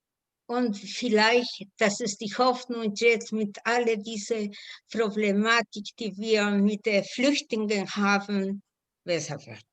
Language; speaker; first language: German; non-native, fluent; Spanish